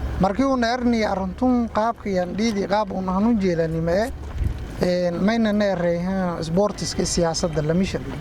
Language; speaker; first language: Somali; non-native, local second language; Maay